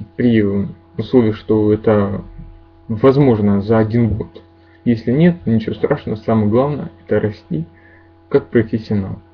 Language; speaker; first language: Russian; native; Russian